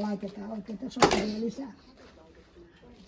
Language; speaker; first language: Finnish; native; Finnish